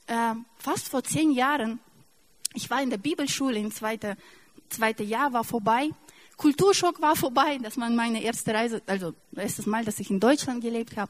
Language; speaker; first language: German; non-native, fluent; Russian